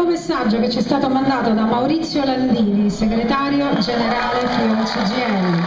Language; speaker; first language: Italian; native; Italian